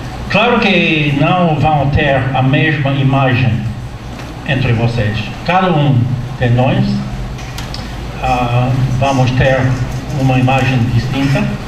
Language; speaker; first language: Portuguese; non-native, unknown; English